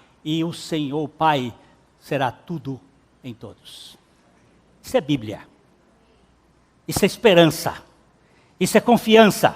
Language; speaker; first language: Portuguese; native; Portuguese